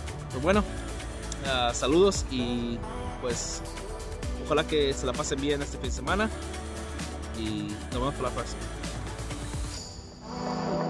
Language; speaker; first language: Spanish; native; Spanish